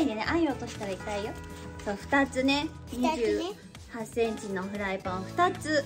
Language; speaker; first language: Japanese; native; Japanese